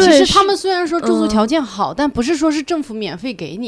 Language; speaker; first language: Chinese; native; Chinese